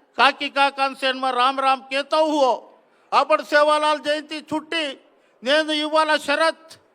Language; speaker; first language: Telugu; non-native, local second language; Lambadi